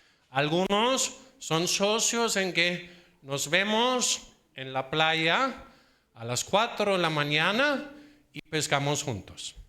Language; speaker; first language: Spanish; non-native, fluent; Danish